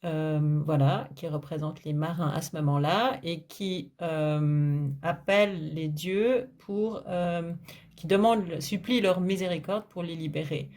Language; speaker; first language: French; native; French